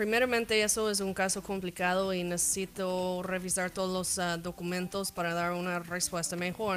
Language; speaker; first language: Spanish; non-native, fluent; English